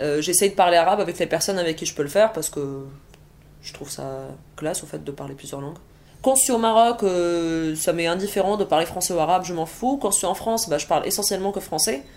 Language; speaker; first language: French; early bilingual, other home language; Arabic